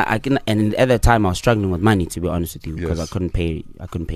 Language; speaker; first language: English; non-native, local second language; Tswana